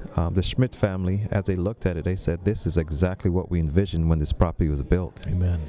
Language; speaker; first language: English; native; English